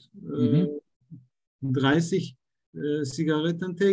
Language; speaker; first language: German; non-native, learner; Turkish